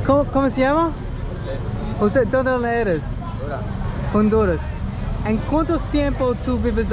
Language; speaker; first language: Spanish; non-native, learner; English